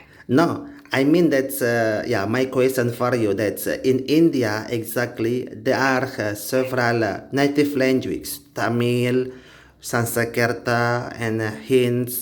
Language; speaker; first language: English; non-native, learner; Indonesian